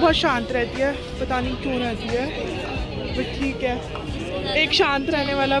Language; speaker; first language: Hindi; native; Hindi